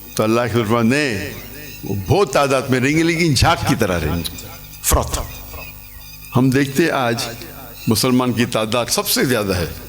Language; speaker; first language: Urdu; non-native, local second language; English